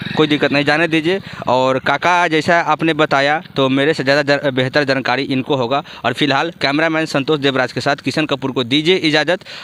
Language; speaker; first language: Hindi; native; Hindi